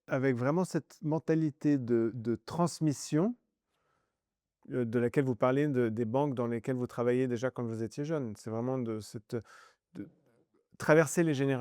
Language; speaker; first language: French; native; French